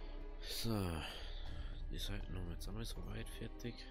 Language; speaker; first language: German; native; German